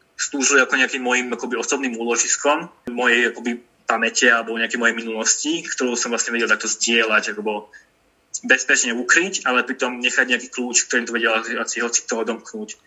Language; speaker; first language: Slovak; non-native, local second language; Hungarian